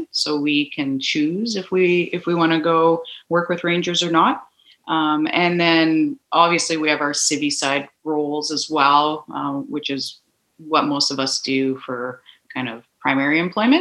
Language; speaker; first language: English; native; English